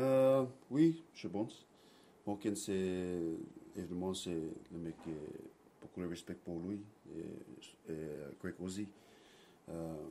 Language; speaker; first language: French; non-native, learner; English